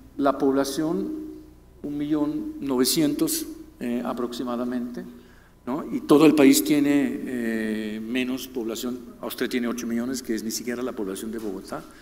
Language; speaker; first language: Spanish; non-native, fluent; German